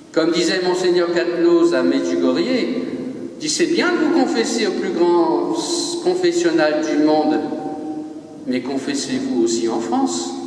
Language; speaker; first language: French; native; French